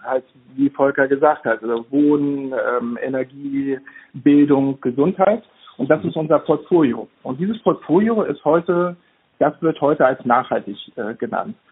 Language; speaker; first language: German; native; German